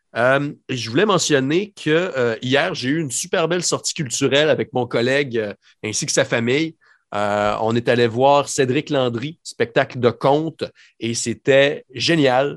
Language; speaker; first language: French; native; French